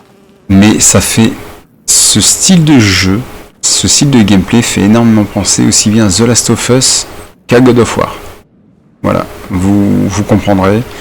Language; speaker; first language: French; native; French